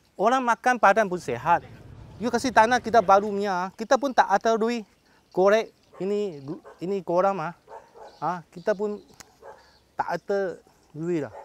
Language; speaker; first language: Malay; non-native, local second language; Cantonese